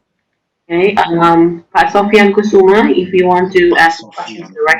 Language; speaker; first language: English; non-native, fluent; Indonesian